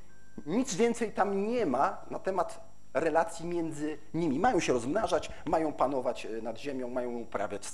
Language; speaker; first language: Polish; native; Polish